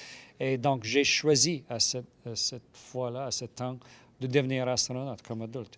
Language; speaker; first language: French; non-native, local second language; English